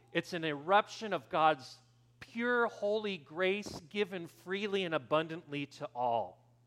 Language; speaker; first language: English; native; English